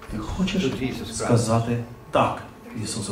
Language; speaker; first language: Ukrainian; native; Ukrainian